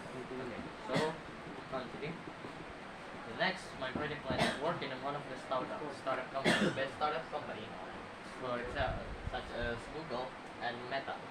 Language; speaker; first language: English; non-native, learner; Indonesian